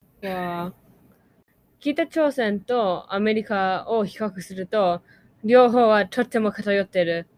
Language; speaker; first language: Japanese; non-native, learner; English